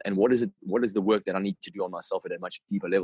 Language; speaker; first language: English; native; English